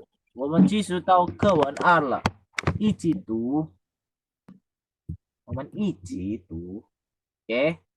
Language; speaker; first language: Chinese; non-native, fluent; Indonesian